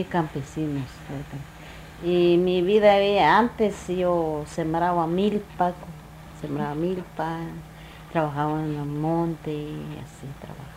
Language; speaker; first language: Spanish; non-native, local second language; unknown